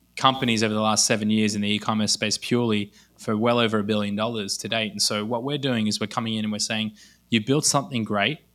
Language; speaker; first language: English; native; English